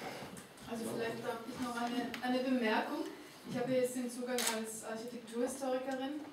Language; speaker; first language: German; native; German